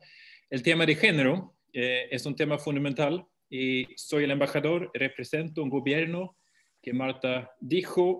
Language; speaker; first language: Spanish; non-native, fluent; Swedish